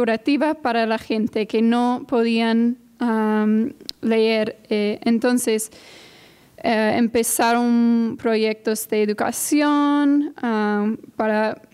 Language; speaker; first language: Spanish; non-native, fluent; English